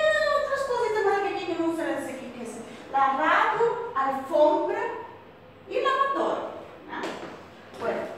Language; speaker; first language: Portuguese; non-native, fluent; Spanish